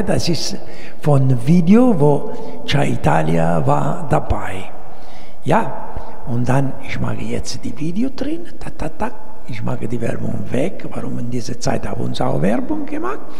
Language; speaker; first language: German; non-native, learner; Italian